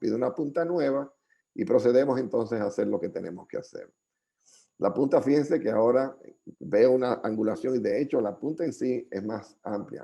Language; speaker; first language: Spanish; native; Spanish